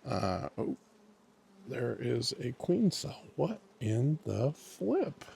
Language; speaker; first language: English; native; English